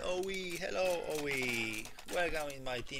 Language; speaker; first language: English; non-native, learner; Polish